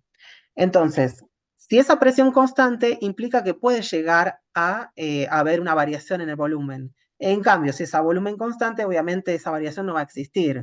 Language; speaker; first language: Spanish; native; Spanish